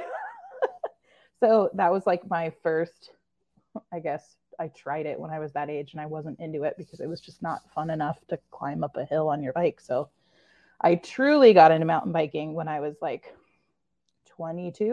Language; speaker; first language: English; native; English